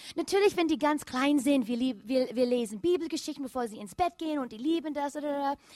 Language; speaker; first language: German; non-native, fluent; English